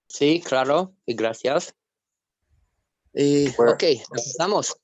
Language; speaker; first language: Spanish; non-native, fluent; Romanian